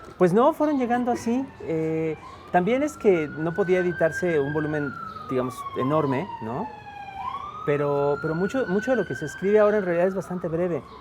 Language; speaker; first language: Spanish; native; Spanish